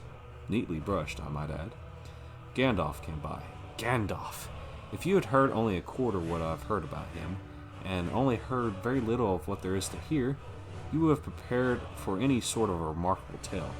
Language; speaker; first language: English; native; English